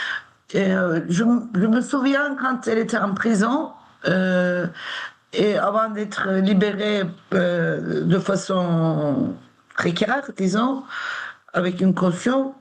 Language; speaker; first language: French; non-native, fluent; Turkish